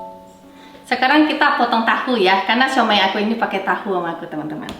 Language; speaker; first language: Indonesian; native; Indonesian